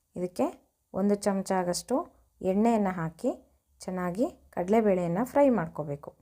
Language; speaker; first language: Kannada; native; Kannada